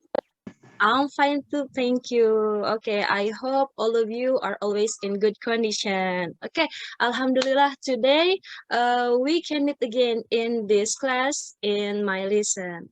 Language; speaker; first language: English; non-native, fluent; Indonesian